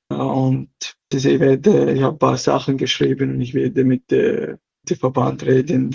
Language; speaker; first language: German; non-native, learner; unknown